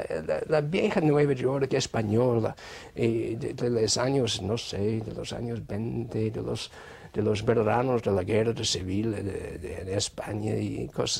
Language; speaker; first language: Spanish; non-native, fluent; English